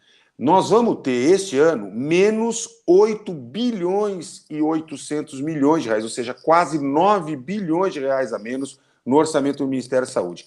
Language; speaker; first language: Portuguese; native; Portuguese